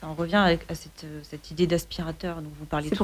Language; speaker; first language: French; native; French